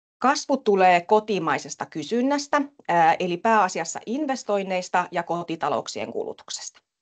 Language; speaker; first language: Finnish; native; Finnish